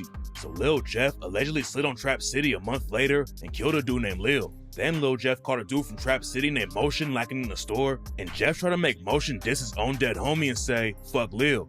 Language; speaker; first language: English; native; English